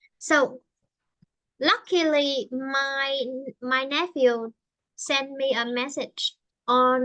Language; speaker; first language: English; non-native, fluent; Vietnamese